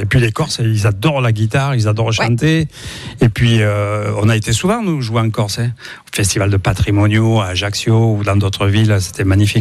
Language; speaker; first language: French; native; French